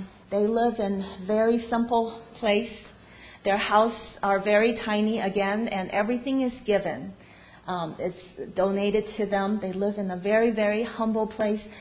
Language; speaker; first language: English; non-native, fluent; Chinese